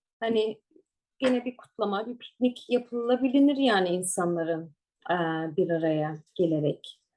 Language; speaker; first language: Turkish; native; Turkish